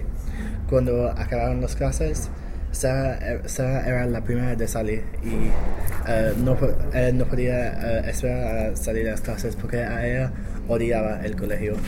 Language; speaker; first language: Spanish; non-native, learner; English